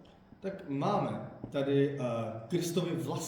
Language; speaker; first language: Czech; non-native, fluent; Korean